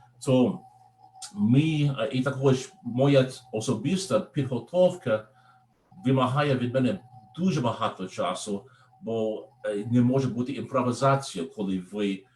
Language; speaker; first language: Ukrainian; non-native, learner; English